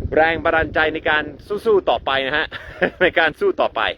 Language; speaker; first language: Thai; non-native, fluent; English